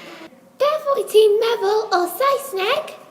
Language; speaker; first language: Welsh; non-native, local second language; English